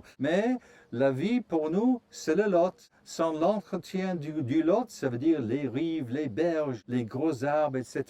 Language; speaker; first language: French; non-native, fluent; English